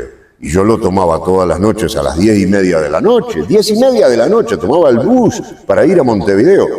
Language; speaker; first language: Spanish; native; Spanish